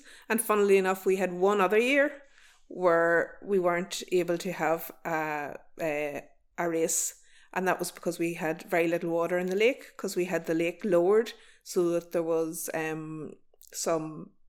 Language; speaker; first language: English; native; English